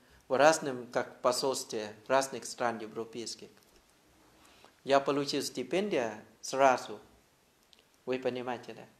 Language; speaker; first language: Russian; non-native, fluent; Thai